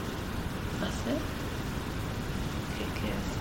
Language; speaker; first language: Spanish; non-native, learner; French